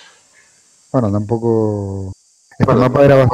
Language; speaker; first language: Spanish; native; Spanish